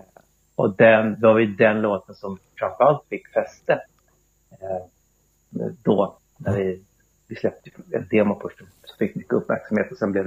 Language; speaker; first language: Swedish; native; Swedish